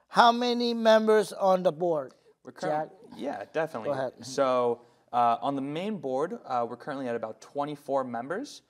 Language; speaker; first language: English; native; English